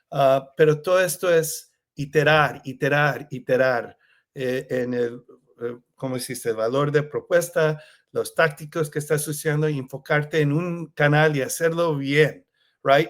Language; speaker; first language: Spanish; early bilingual, heritage; Spanish